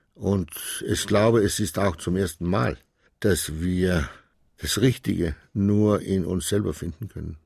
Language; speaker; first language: German; non-native, fluent; Danish